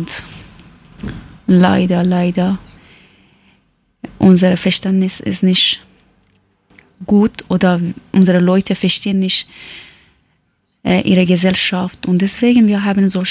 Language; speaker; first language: German; non-native, learner; Persian